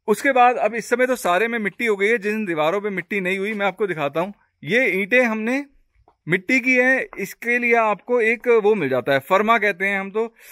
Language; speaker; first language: Hindi; native; Hindi